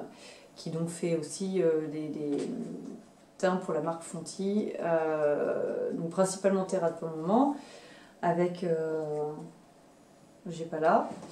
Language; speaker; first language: French; native; French